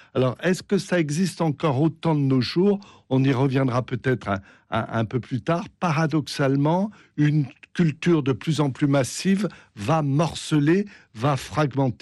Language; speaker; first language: French; native; French